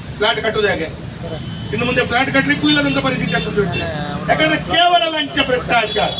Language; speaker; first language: Kannada; native; Kannada